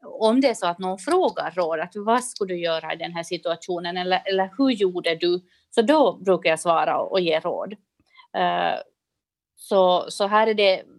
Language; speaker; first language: Swedish; native; Swedish